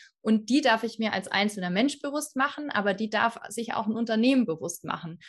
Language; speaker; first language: German; native; German